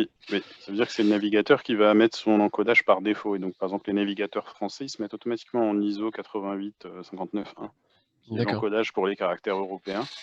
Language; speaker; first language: French; native; French